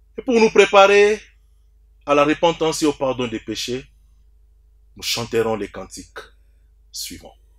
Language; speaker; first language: French; non-native, local second language; Swahili